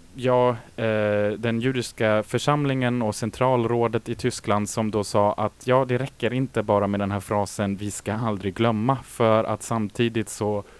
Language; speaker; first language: Swedish; native; Swedish